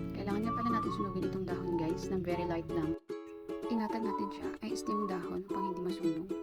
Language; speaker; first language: Filipino; non-native, local second language; Iloko